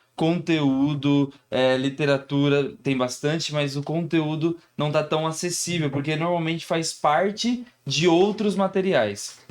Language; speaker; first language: Portuguese; native; Portuguese